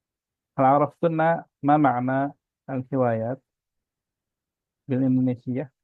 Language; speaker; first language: Arabic; non-native, fluent; Indonesian